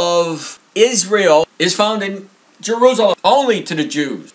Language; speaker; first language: English; native; English